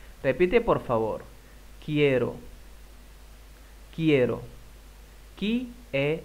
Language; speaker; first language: Spanish; non-native, fluent; Indonesian